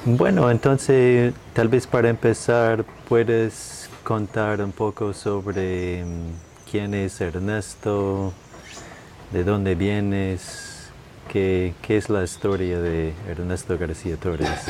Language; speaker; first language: Spanish; non-native, fluent; English